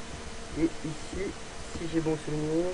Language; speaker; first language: French; native; French